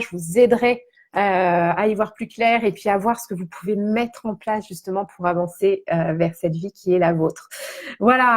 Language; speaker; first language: French; native; French